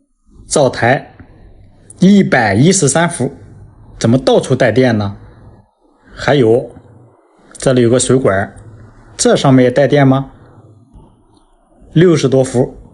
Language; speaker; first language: Chinese; native; Chinese